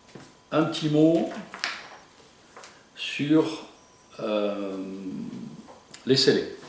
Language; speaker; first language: French; native; French